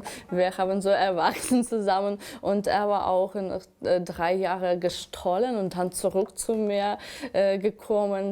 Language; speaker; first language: German; non-native, learner; Ukrainian